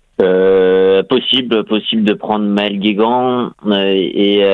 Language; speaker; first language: French; native; French